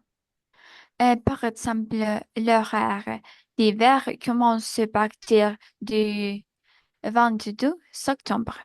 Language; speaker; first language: French; non-native, learner; Spanish